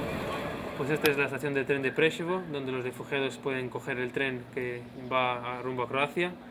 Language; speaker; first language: Spanish; native; Spanish